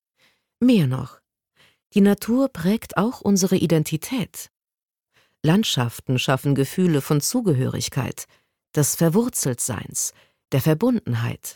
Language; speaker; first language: German; native; German